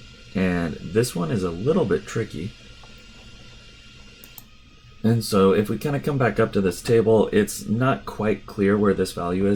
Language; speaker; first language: English; native; English